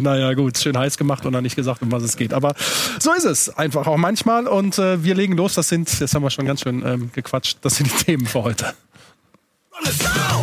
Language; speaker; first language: German; native; German